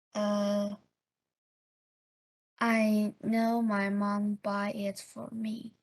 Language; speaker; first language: English; non-native, learner; Chinese